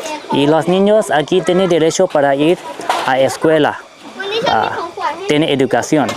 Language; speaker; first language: Spanish; non-native, fluent; Thai